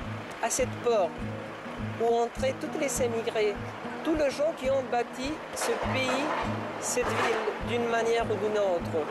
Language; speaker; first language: French; non-native, fluent; Spanish